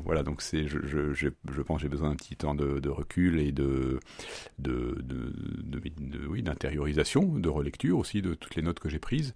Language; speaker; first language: French; native; French